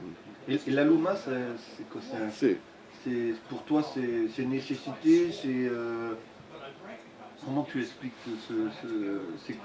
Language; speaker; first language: French; native; French